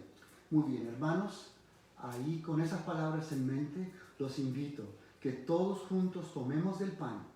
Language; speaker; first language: Spanish; early bilingual, heritage; Spanish